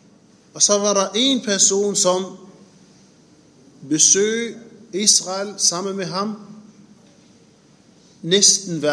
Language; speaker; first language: Danish; non-native, fluent; Arabic